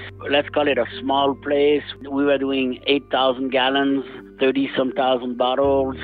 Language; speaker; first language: English; non-native, fluent; French